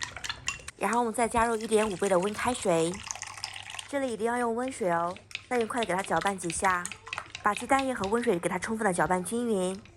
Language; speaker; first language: Chinese; native; Chinese